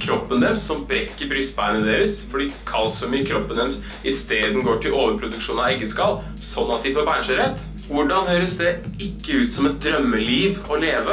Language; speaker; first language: Norwegian; native; Norwegian